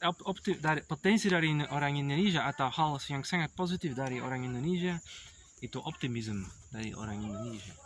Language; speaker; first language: Indonesian; non-native, learner; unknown